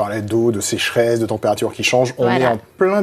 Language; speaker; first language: French; native; French